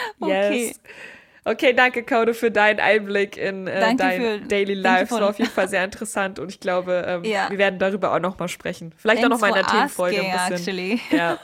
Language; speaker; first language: German; native; German